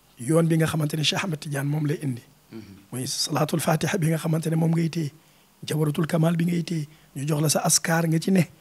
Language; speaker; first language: Wolof; native; Wolof